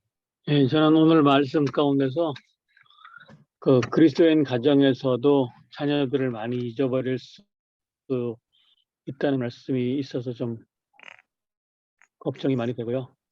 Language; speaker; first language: Korean; native; Korean